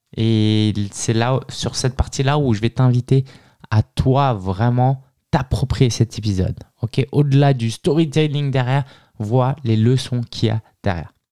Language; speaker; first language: French; native; French